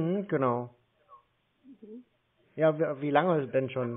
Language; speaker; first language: German; native; German